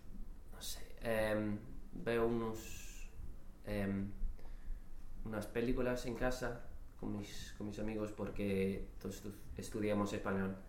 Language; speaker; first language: Spanish; non-native, learner; English